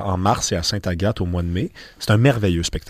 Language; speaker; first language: French; native; French